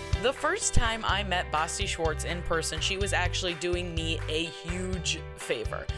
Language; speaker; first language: English; native; English